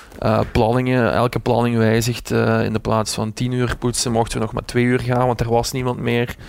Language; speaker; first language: Dutch; native; Dutch